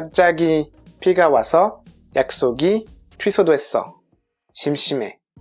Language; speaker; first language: Korean; non-native, fluent; French